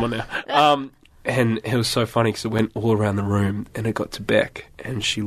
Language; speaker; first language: English; native; English